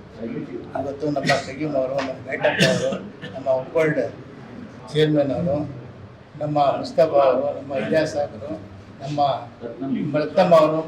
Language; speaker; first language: Kannada; non-native, local second language; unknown